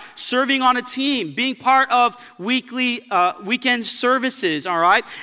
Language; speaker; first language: English; native; English